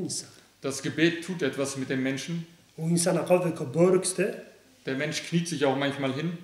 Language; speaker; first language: German; early bilingual, other home language; Aramaic